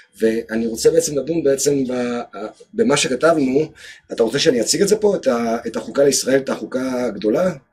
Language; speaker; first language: Hebrew; early bilingual, other home language; Georgian